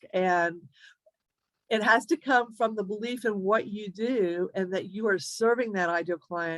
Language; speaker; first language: English; native; English